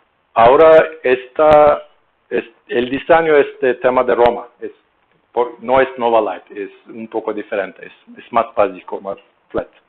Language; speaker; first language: Spanish; non-native, learner; Turkish